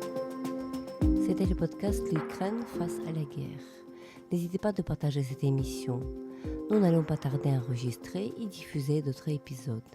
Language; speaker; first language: French; non-native, fluent; Ukrainian